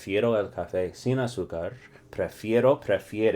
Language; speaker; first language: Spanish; non-native, fluent; English